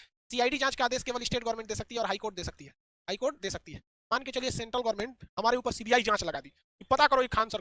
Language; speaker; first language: Hindi; native; Hindi